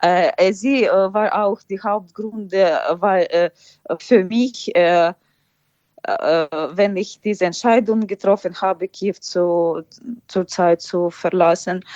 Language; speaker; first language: German; non-native, fluent; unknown